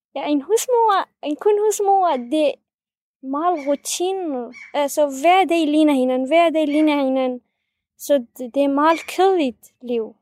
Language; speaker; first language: Danish; non-native, fluent; Kurdish